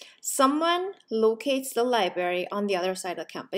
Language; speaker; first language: English; non-native, fluent; Korean